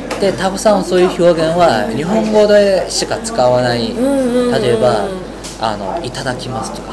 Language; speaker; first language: Japanese; non-native, fluent; Chinese